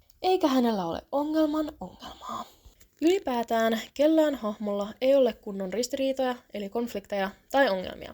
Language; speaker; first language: Finnish; native; Finnish